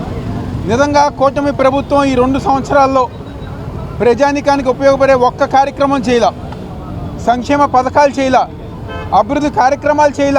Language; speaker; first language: Telugu; native; Telugu